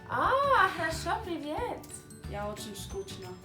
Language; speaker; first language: Russian; non-native, learner; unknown